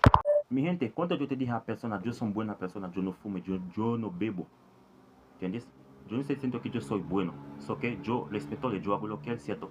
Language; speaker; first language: Spanish; non-native, learner; Haitian Creole